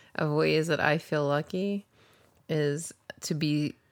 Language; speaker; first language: English; native; English